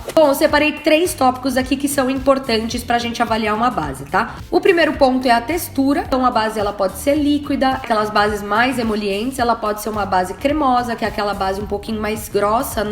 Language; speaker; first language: Portuguese; native; Portuguese